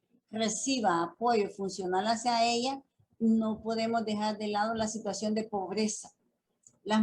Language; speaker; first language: Spanish; native; Spanish